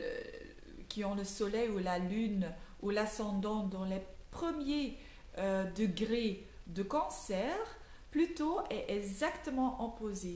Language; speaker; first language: French; non-native, local second language; Dutch